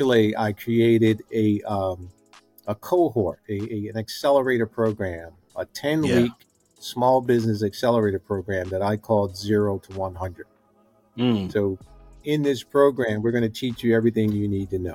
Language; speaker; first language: English; native; English